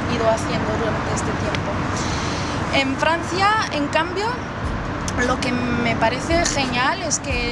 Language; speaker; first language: Spanish; non-native, fluent; French